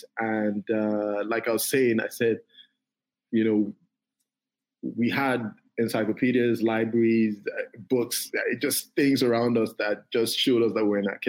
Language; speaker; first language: English; non-native, local second language; Yoruba